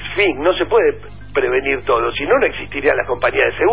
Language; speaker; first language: Spanish; native; Spanish